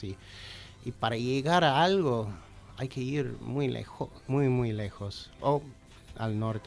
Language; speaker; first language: Spanish; non-native, fluent; English